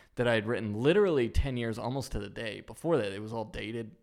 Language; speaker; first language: English; native; English